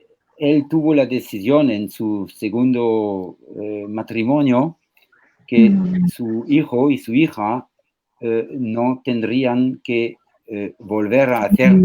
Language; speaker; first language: Spanish; non-native, fluent; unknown